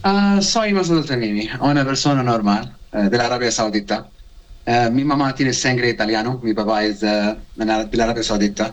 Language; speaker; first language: Spanish; non-native, learner; Arabic